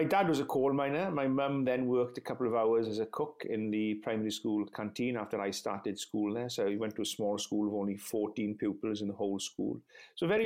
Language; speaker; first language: English; non-native, local second language; Welsh